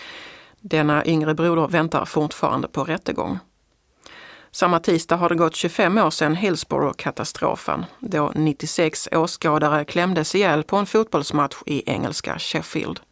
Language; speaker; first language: Swedish; native; Swedish